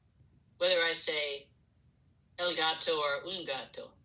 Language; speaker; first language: Spanish; non-native, learner; English